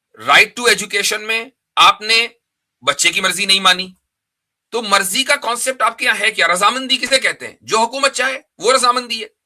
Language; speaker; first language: Urdu; native; Urdu